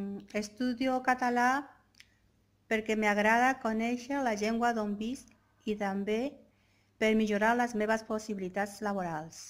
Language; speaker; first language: Catalan; non-native, learner; Spanish